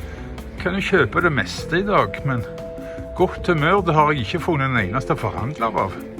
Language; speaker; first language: Norwegian; native; Norwegian